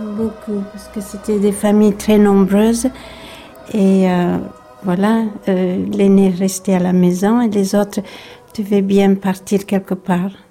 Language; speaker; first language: French; early bilingual, other home language; Basque